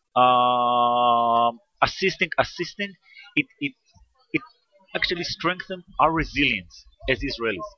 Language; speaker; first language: English; non-native, fluent; Hebrew